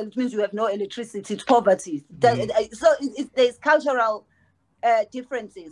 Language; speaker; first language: English; non-native, local second language; Zulu